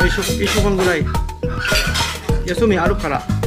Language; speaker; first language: Japanese; non-native, learner; Filipino